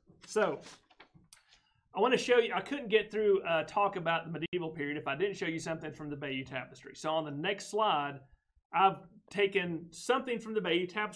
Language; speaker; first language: English; native; English